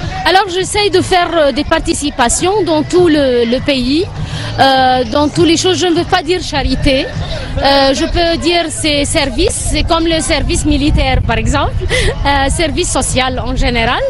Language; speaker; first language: French; non-native, learner; Arabic